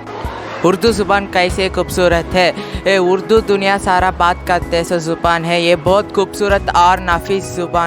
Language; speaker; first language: Hindi; non-native, learner; Tamil